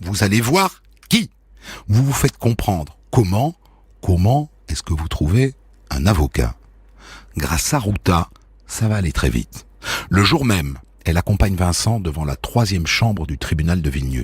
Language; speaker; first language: French; native; French